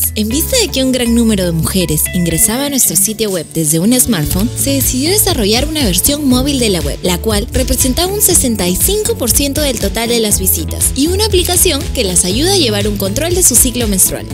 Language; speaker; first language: Spanish; non-native, fluent; German